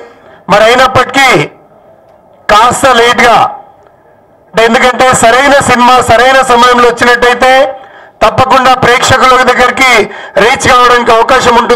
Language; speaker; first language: Telugu; native; Telugu